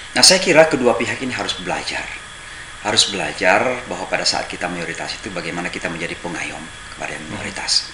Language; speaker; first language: Indonesian; native; Indonesian